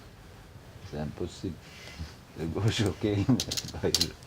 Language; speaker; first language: French; non-native, learner; Turkish